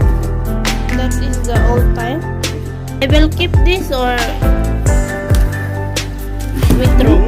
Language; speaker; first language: English; non-native, local second language; Filipino